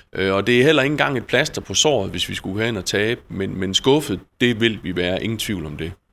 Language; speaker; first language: Danish; native; Danish